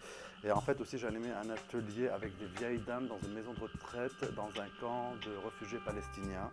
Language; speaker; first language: French; non-native, local second language; Arabic